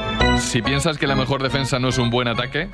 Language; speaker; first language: Spanish; native; Spanish